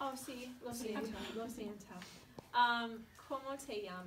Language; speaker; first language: Spanish; non-native, fluent; English